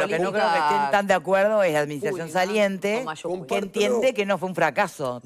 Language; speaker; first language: Spanish; native; Spanish